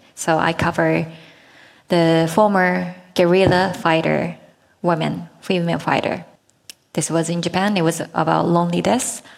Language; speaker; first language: English; non-native, fluent; Japanese